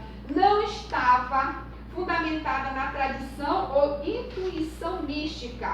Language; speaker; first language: Portuguese; native; Portuguese